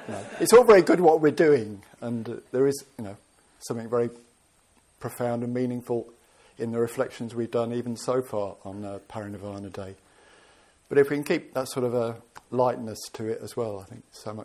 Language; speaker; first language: English; native; English